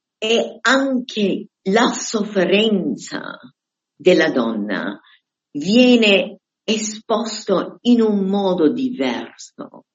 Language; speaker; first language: Italian; non-native, fluent; German